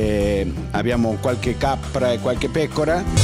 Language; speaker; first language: Italian; non-native, fluent; Spanish